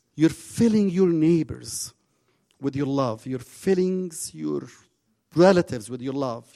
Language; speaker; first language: English; non-native, fluent; Arabic